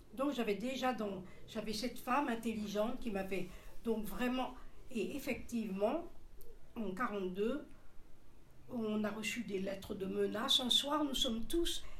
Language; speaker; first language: French; native; French